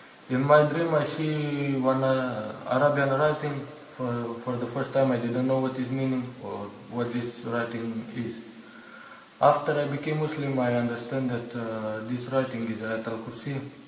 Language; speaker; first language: English; non-native, learner; Romanian